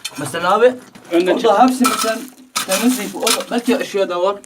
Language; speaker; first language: Turkish; non-native, learner; Arabic